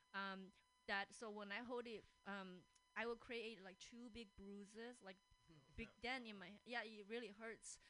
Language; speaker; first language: English; non-native, fluent; Chinese